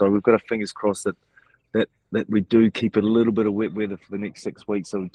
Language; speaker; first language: English; native; English